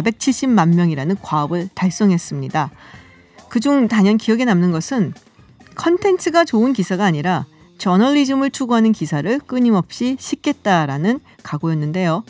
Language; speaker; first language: Korean; native; Korean